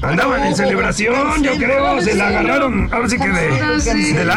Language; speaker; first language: Spanish; native; Spanish